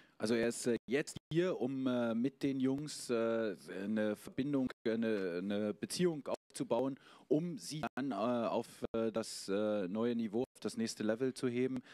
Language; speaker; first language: German; native; German